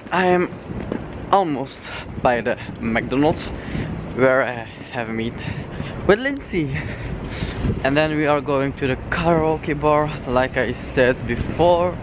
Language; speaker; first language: English; non-native, fluent; Dutch